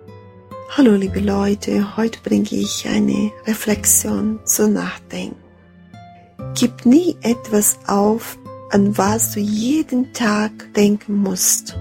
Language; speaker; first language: German; non-native, learner; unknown